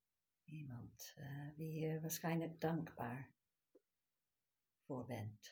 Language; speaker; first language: Dutch; non-native, fluent; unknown